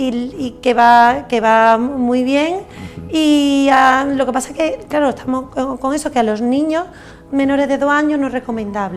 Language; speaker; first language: Spanish; native; Spanish